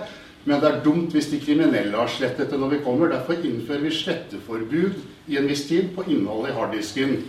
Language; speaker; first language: Norwegian; native; Norwegian